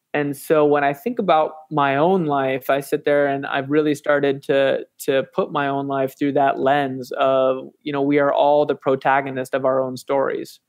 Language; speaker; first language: English; native; English